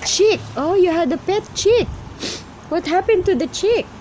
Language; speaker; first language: English; non-native, local second language; Filipino